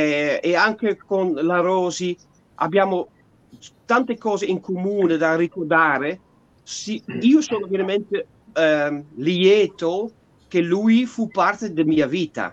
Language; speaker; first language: Italian; non-native, fluent; Dutch